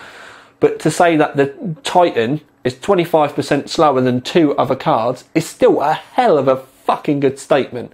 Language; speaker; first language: English; native; English